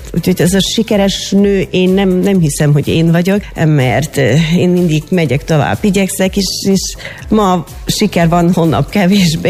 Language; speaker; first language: Hungarian; non-native, fluent; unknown